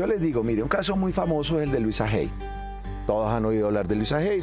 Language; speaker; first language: Spanish; native; Spanish